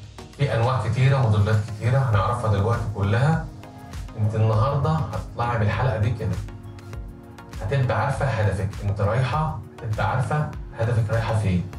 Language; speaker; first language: Arabic; native; Arabic